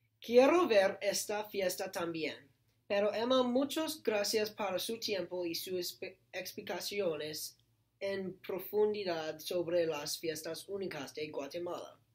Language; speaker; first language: Spanish; non-native, learner; English